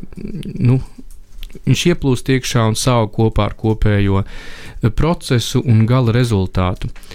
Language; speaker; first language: Latvian; native; Latvian